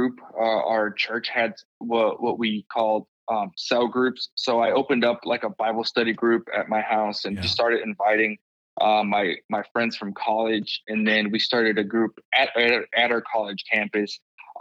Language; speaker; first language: English; early bilingual, other home language; Spanish